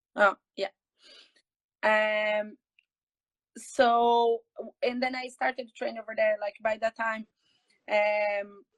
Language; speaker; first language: English; non-native, fluent; Portuguese